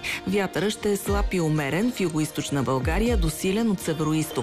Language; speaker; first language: Bulgarian; native; Bulgarian